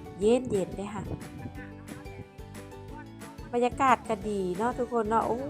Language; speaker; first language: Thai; non-native, local second language; Lao